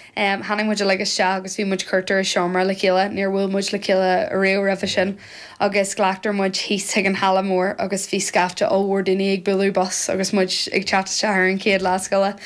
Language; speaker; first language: Irish; non-native, local second language; English